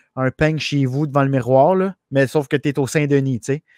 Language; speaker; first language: French; native; French